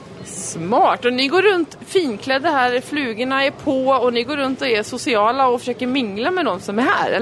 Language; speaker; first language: Swedish; native; Swedish